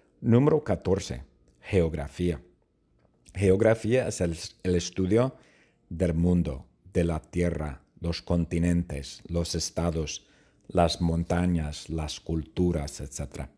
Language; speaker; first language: Spanish; non-native, fluent; English